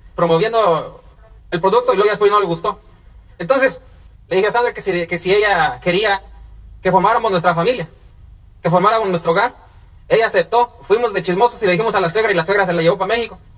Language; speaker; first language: Spanish; native; Spanish